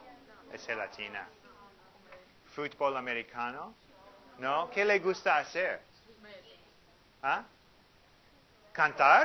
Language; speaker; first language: Spanish; non-native, fluent; English